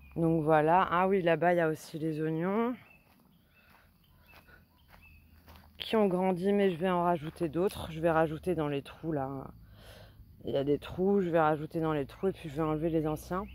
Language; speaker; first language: French; native; French